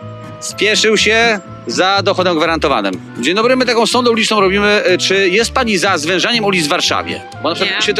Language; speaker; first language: Polish; native; Polish